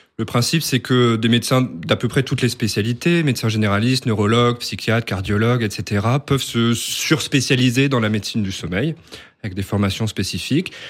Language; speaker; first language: French; native; French